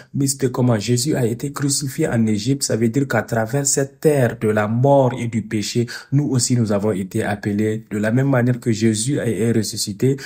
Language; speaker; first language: French; non-native, fluent; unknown